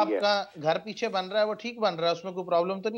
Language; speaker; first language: Urdu; native; Urdu